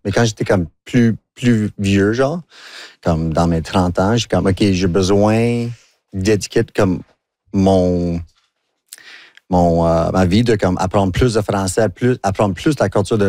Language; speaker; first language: French; non-native, local second language; English